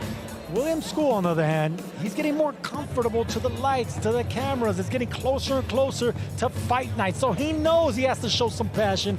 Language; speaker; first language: English; native; English